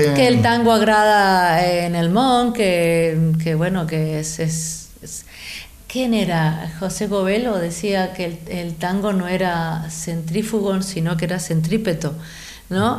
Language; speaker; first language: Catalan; non-native, fluent; Spanish